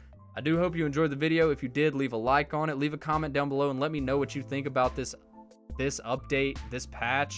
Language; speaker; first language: English; native; English